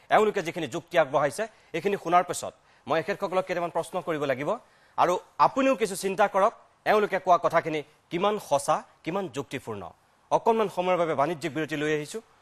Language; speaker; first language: Assamese; native; Assamese